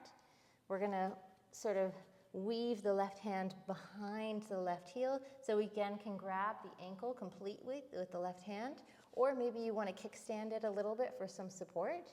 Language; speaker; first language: English; native; English